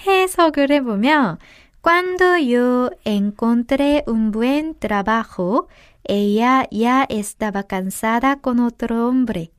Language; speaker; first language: Spanish; non-native, fluent; Korean